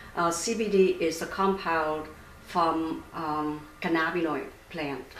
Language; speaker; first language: English; non-native, fluent; Vietnamese